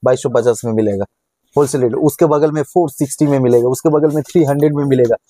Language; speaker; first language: Hindi; non-native, local second language; Bangla